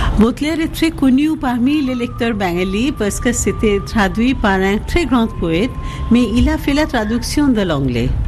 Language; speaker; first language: French; non-native, fluent; Bangla